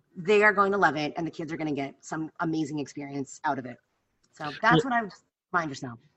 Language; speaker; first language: English; native; English